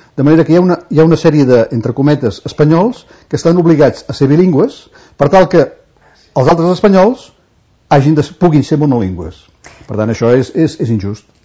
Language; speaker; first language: Catalan; native; Catalan